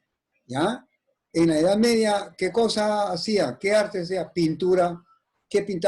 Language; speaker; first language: Spanish; native; Spanish